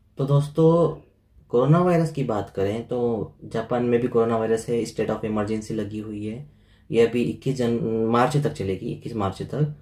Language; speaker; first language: Hindi; native; Hindi